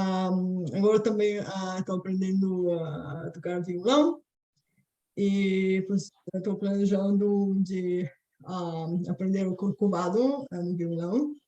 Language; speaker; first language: Portuguese; non-native, fluent; Bulgarian